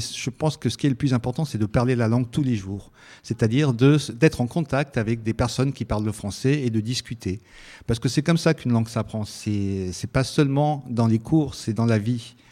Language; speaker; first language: French; early bilingual, other home language; Italian